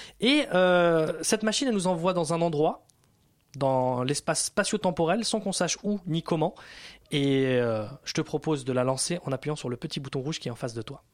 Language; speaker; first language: French; native; French